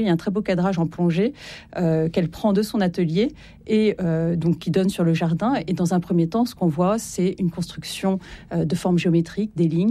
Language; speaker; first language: French; native; French